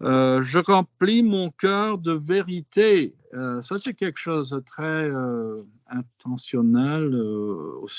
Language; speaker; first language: French; non-native, fluent; English